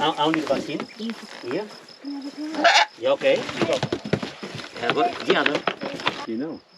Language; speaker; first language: English; non-native, learner; Portuguese